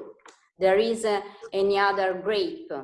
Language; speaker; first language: English; non-native, learner; Italian